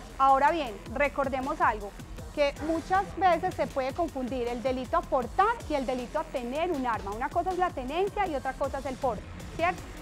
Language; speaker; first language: Spanish; native; Spanish